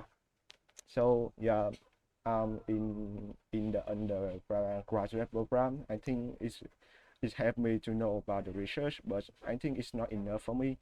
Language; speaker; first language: English; non-native, learner; Vietnamese